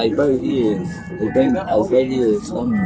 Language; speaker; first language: English; non-native, learner; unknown